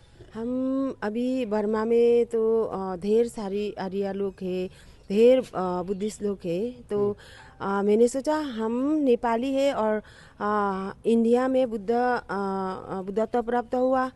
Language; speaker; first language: Hindi; non-native, learner; Nepali